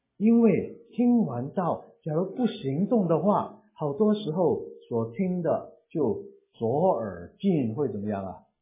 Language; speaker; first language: Chinese; non-native, local second language; Cantonese